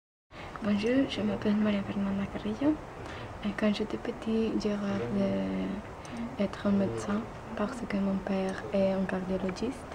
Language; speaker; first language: French; non-native, learner; Spanish